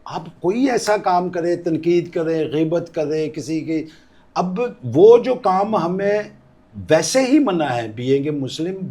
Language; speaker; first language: Urdu; non-native, local second language; Punjabi